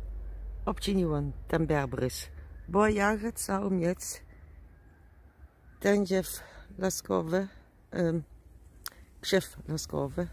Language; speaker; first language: Polish; non-native, learner; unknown